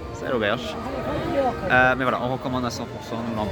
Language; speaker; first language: French; native; French